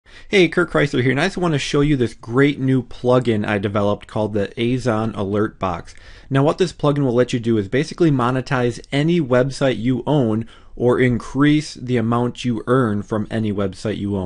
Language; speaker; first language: English; native; English